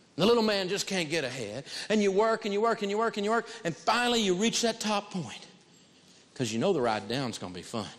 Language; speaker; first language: English; native; English